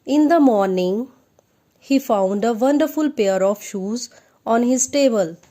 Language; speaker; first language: English; non-native, local second language; Punjabi